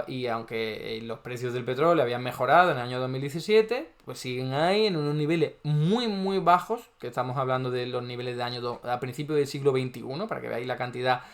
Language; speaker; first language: Spanish; native; Spanish